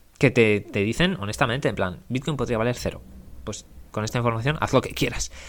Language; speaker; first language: Spanish; native; Spanish